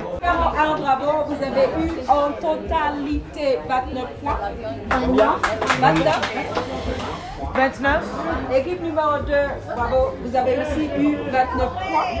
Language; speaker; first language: French; non-native, fluent; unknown